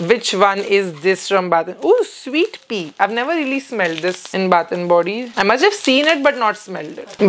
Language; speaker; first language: English; non-native, local second language; Hindi